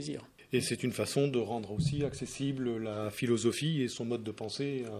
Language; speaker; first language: French; native; French